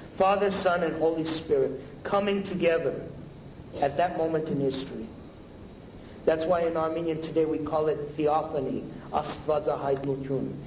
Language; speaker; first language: English; native; English